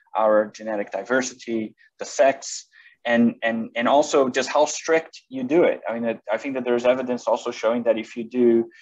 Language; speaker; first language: English; non-native, fluent; Portuguese